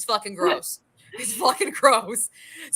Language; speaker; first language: English; native; English